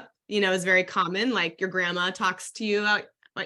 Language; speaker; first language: English; native; English